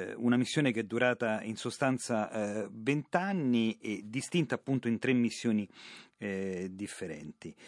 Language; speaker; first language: Italian; native; Italian